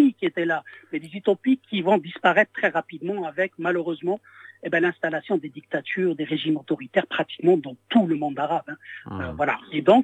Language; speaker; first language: French; non-native, local second language; Arabic